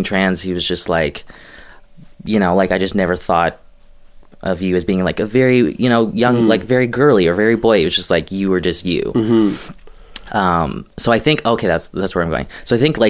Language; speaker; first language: English; native; English